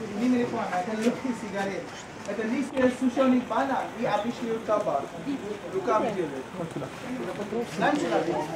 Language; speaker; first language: Russian; non-native, learner; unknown